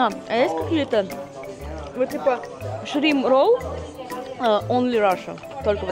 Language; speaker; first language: Russian; native; Russian